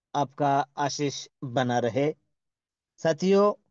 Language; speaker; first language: Hindi; non-native, local second language; Marathi